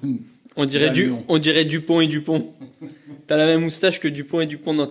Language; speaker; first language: French; native; French